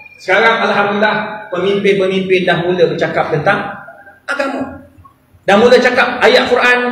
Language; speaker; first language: Malay; non-native, fluent; Arabic